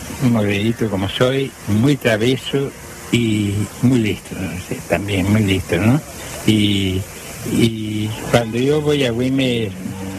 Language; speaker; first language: Spanish; native; Spanish